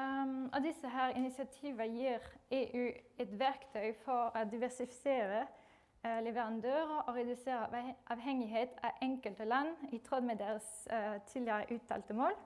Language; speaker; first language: Norwegian; non-native, fluent; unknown